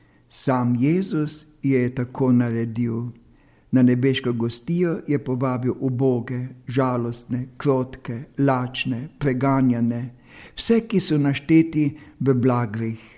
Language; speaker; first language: Slovenian; native; Slovenian